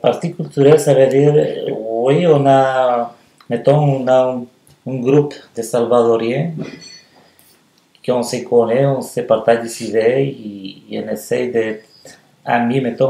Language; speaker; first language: French; non-native, fluent; Spanish